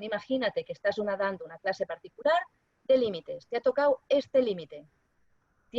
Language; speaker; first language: Spanish; native; Spanish